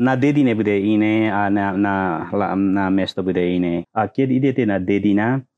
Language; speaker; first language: Slovak; non-native, learner; Nepali